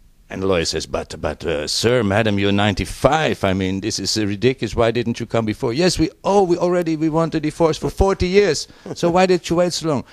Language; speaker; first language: English; non-native, fluent; Dutch